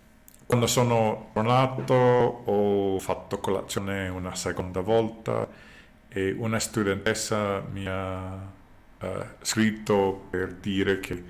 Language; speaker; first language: Italian; non-native, learner; English